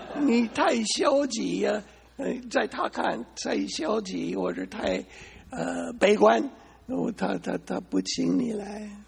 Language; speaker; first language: Chinese; non-native, fluent; English